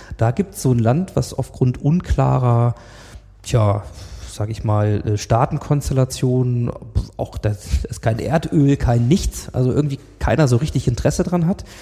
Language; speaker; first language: German; native; German